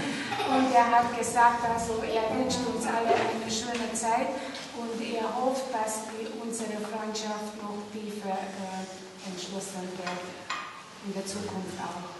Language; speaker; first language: German; non-native, fluent; Hungarian